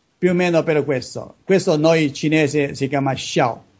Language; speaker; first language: Italian; non-native, learner; Chinese